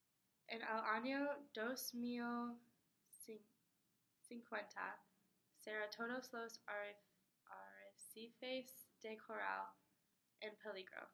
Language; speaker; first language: Spanish; non-native, learner; English